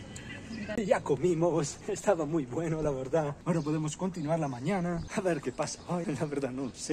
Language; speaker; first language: Spanish; non-native, learner; Italian